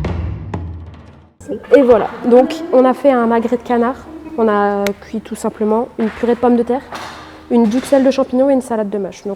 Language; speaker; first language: French; native; French